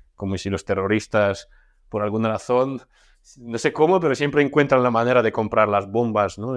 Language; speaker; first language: Spanish; non-native, fluent; Russian